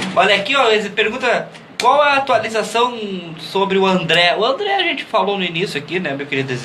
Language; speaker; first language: Portuguese; native; Portuguese